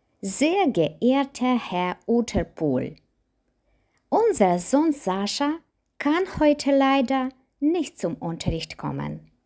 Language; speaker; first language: German; non-native, fluent; Ukrainian